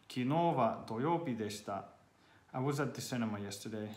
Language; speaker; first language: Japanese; non-native, learner; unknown